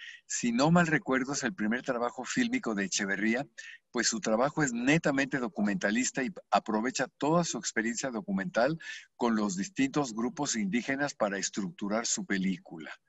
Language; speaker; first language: Spanish; native; Spanish